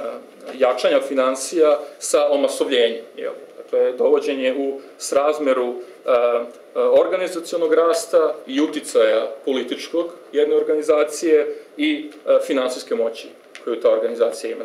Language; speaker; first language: Serbian; native; Serbian